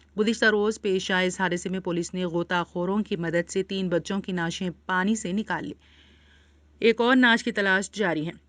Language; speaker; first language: Urdu; native; Urdu